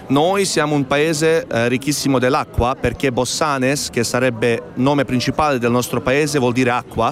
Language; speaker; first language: Italian; non-native, fluent; Bosnian